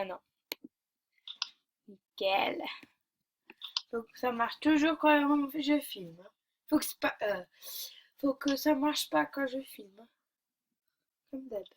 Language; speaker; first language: French; native; French